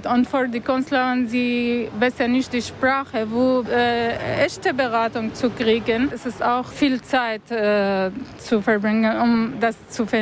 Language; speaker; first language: German; non-native, learner; Arabic